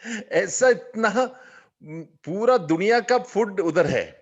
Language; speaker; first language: Hindi; non-native, learner; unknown